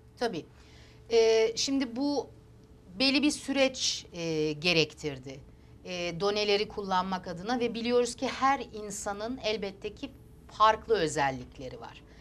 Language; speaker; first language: Turkish; early bilingual, heritage; Turkish